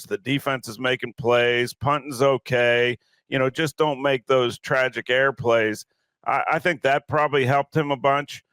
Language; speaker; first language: English; native; English